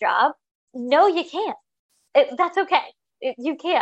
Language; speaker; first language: English; native; English